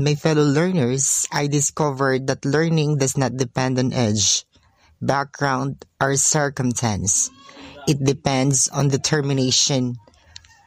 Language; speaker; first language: English; non-native, local second language; Hiligaynon